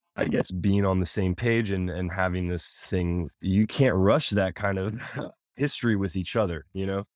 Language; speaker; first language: English; native; English